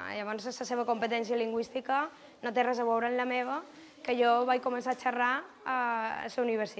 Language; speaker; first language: Catalan; non-native, local second language; Spanish